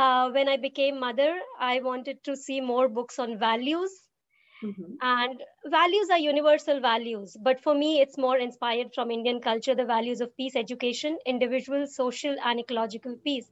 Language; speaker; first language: English; non-native, local second language; Hindi